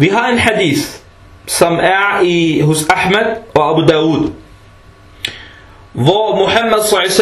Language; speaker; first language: Danish; non-native, fluent; Arabic